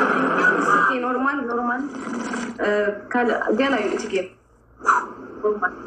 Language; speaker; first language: English; non-native, learner; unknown